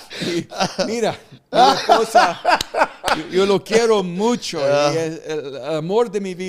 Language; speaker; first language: Spanish; early bilingual, heritage; Spanish